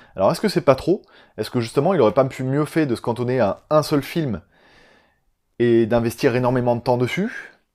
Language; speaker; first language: French; native; French